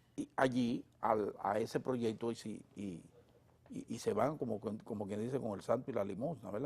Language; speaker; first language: Spanish; native; Spanish